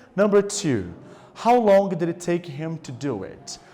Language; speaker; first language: English; non-native, fluent; Portuguese